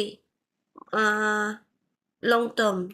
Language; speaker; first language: French; non-native, learner; Vietnamese